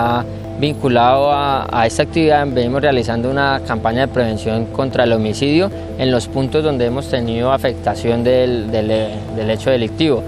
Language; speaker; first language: Spanish; native; Spanish